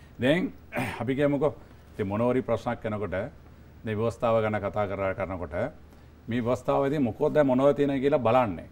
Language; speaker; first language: Sinhala; non-native, local second language; Tamil